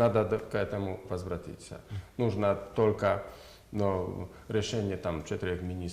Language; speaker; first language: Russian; non-native, learner; Polish